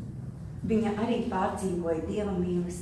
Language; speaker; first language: Latvian; non-native, local second language; Russian